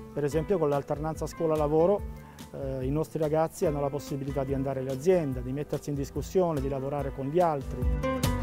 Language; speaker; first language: Italian; native; Italian